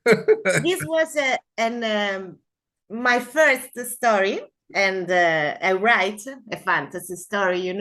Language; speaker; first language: English; non-native, learner; Spanish